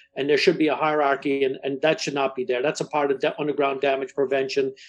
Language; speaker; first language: English; native; English